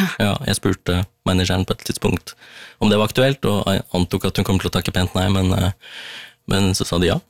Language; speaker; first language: Norwegian; early bilingual, other home language; Tamil